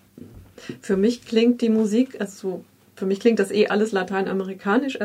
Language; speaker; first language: German; native; German